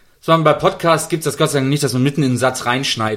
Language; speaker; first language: German; native; German